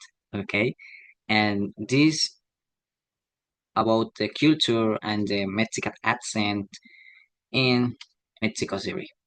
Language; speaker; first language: English; non-native, learner; Spanish